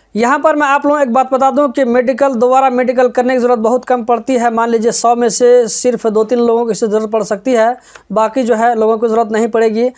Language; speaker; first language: Hindi; native; Hindi